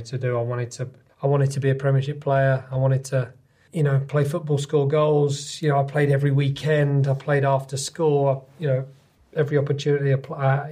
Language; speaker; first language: English; native; English